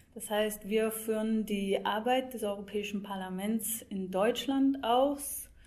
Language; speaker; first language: German; non-native, fluent; English